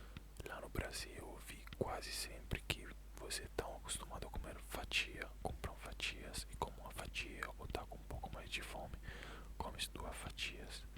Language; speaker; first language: Portuguese; non-native, fluent; Italian